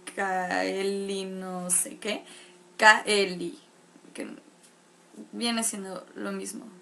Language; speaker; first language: Spanish; native; Spanish